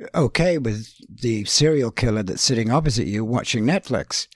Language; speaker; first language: English; native; English